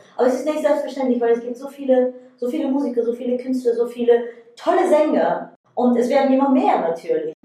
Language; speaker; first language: German; non-native, fluent; Bulgarian